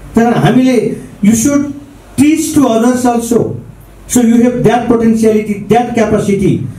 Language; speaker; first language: English; non-native, local second language; Nepali